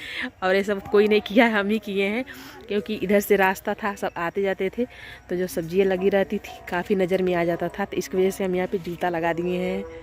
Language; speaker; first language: Hindi; non-native, local second language; Bhojpuri